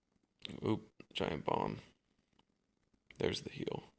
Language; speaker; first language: English; native; English